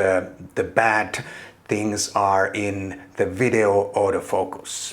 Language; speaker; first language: English; non-native, fluent; Finnish